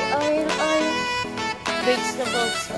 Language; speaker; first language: English; non-native, learner; Filipino